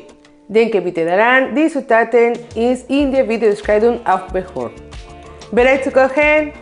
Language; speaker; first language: German; non-native, learner; Spanish